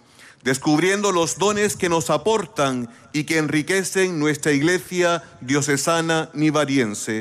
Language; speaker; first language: Spanish; native; Spanish